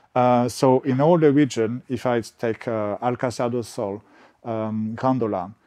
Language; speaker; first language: English; non-native, fluent; French